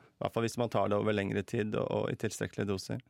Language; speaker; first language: Norwegian; native; Norwegian